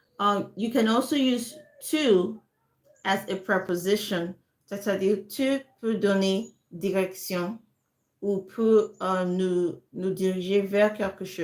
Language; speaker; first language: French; non-native, fluent; English